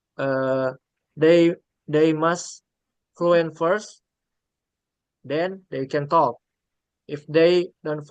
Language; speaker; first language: English; non-native, learner; Indonesian